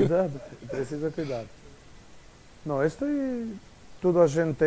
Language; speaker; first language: Portuguese; non-native, fluent; Romanian